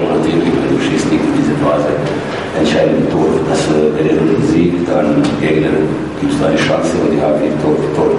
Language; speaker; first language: German; non-native, learner; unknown